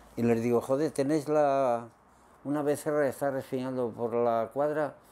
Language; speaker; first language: Spanish; native; Spanish